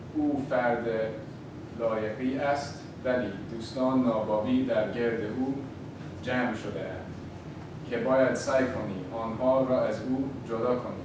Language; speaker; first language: Persian; early bilingual, heritage; Persian